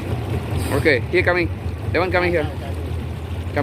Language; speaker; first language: English; non-native, fluent; Malay